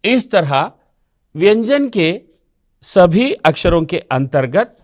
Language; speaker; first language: Hindi; non-native, local second language; Telugu